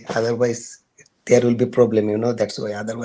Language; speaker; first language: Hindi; non-native, learner; Bangla